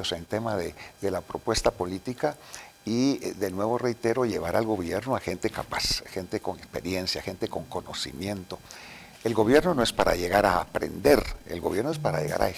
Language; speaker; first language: Spanish; native; Spanish